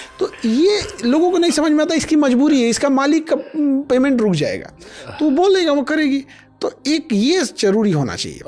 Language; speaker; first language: Hindi; native; Hindi